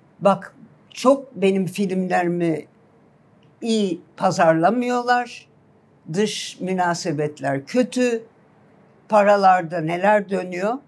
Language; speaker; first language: Turkish; native; Turkish